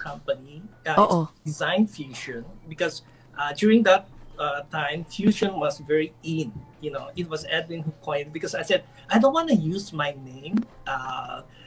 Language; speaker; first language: English; non-native, local second language; Filipino